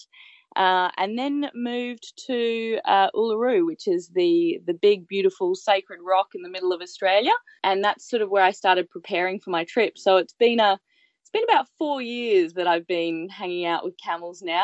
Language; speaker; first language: English; native; English